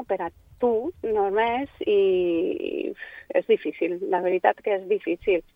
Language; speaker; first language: Catalan; non-native, local second language; Spanish